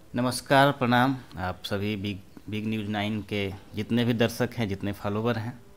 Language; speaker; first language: Hindi; native; Hindi